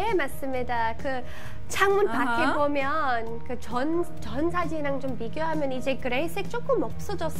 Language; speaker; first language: Korean; non-native, learner; English